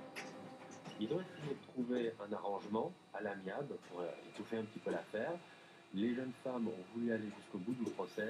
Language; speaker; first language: French; native; French